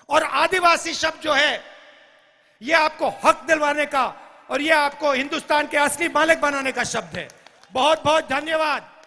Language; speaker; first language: Hindi; native; Hindi